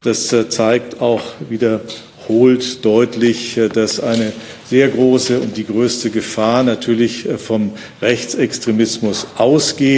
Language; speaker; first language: German; native; German